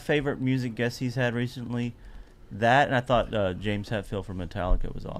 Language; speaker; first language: English; native; English